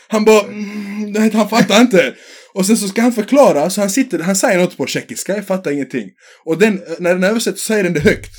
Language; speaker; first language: Swedish; early bilingual, other home language; Serbian